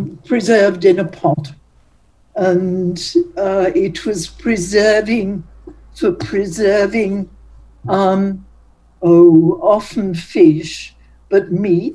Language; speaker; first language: English; native; English